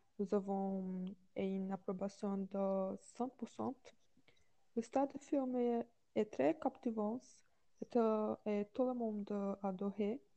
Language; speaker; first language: French; non-native, learner; Portuguese